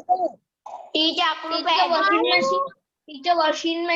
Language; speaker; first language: English; non-native, learner; Sinhala